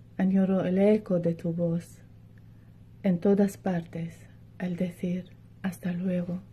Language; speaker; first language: Spanish; non-native, fluent; Arabic